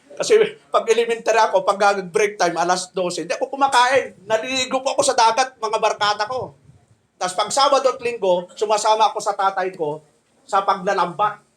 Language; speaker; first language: Filipino; native; Filipino